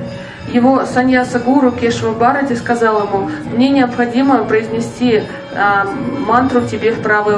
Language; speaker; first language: Russian; native; Russian